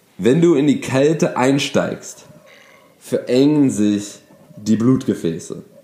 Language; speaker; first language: German; non-native, fluent; English